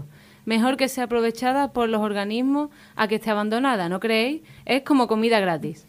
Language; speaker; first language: Spanish; native; Spanish